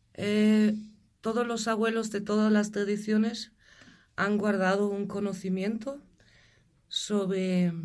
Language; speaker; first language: Spanish; non-native, fluent; German